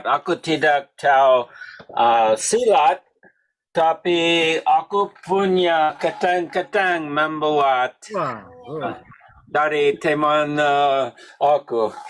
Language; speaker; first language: Indonesian; non-native, learner; English